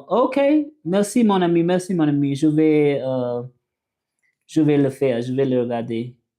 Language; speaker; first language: French; non-native, learner; English